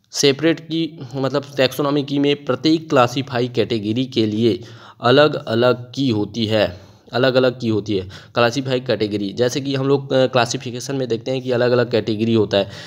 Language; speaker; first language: Hindi; native; Hindi